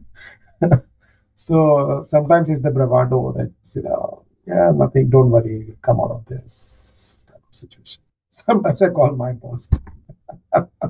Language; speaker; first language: English; non-native, local second language; Marathi